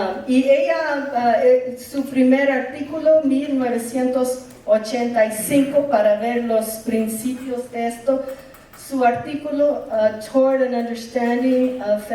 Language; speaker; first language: Spanish; early bilingual, heritage; English